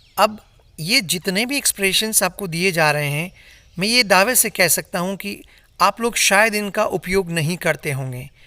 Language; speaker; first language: Hindi; native; Hindi